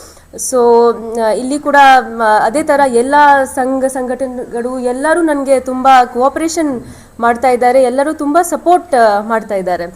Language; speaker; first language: Kannada; non-native, fluent; Hindi